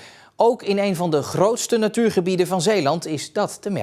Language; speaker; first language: Dutch; native; Dutch